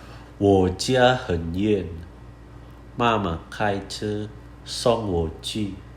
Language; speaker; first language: Chinese; non-native, fluent; Indonesian